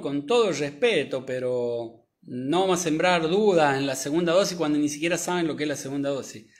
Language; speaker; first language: Spanish; native; Spanish